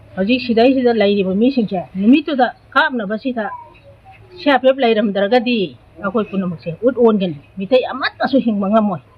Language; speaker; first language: Manipuri; native; Manipuri